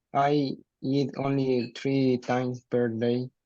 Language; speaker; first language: English; non-native, learner; Spanish